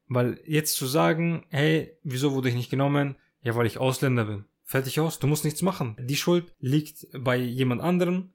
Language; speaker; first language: German; early bilingual, other home language; Turkish